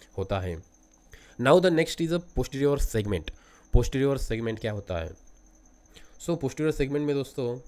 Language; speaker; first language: Hindi; non-native, local second language; Marathi